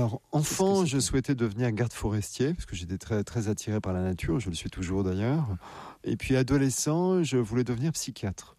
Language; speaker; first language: French; native; French